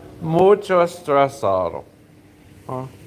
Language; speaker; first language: Spanish; non-native, learner; English